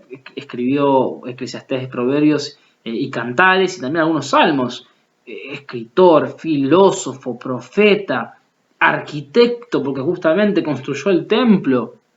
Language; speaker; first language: Spanish; native; Spanish